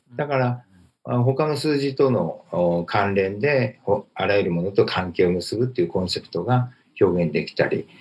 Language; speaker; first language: Japanese; native; Japanese